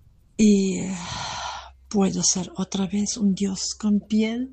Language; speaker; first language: Spanish; non-native, fluent; German